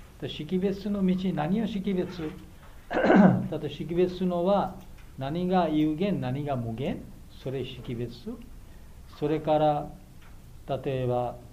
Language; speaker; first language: Japanese; non-native, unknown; Bangla